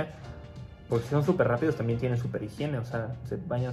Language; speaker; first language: Spanish; native; Spanish